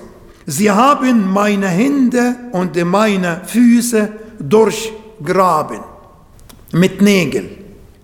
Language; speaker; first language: German; non-native, learner; Arabic